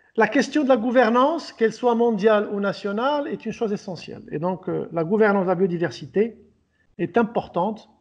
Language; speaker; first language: French; non-native, local second language; Arabic